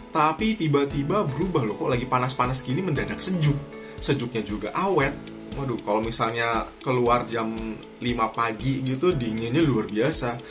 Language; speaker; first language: Indonesian; native; Indonesian